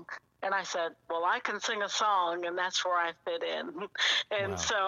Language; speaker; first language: English; native; English